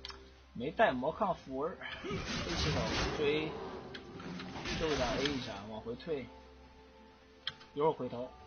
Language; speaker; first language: Chinese; native; Chinese